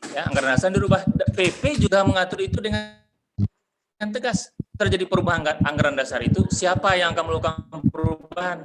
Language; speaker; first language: Indonesian; non-native, local second language; Minangkabau